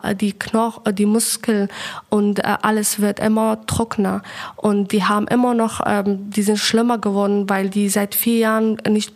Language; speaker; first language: German; non-native, fluent; Persian